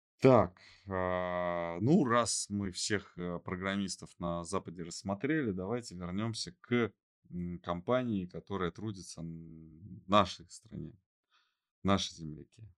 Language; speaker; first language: Russian; native; Russian